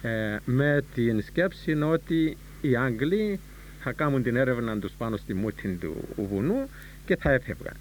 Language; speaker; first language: Greek; native; Greek